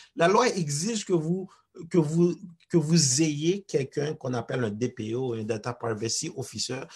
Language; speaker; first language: French; native; French